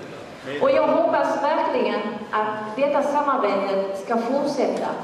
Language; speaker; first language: Swedish; non-native, fluent; Italian